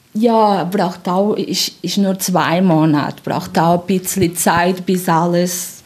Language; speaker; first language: German; non-native, fluent; Portuguese